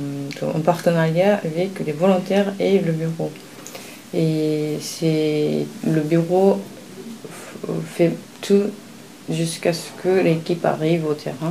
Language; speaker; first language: French; non-native, fluent; Japanese